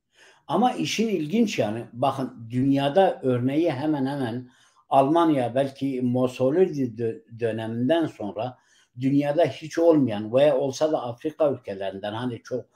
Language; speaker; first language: Turkish; non-native, local second language; Kurdish